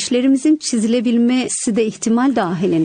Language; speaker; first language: Turkish; native; Turkish